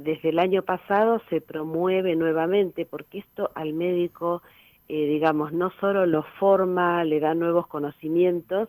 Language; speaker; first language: Spanish; native; Spanish